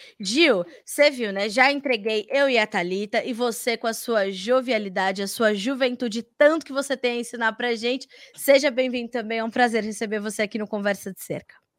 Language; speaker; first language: Portuguese; native; Portuguese